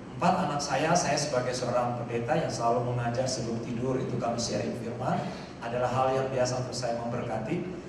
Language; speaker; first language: Indonesian; native; Indonesian